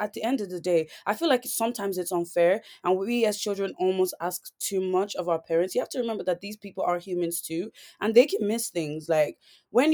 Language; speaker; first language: English; native; English